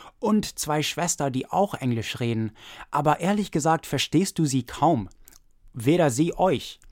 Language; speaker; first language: German; early bilingual, other home language; English